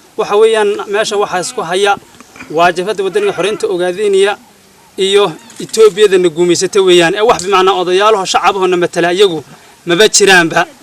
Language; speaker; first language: Somali; native; Somali